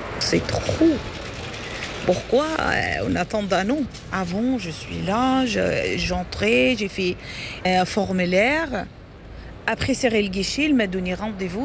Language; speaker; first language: French; non-native, learner; Arabic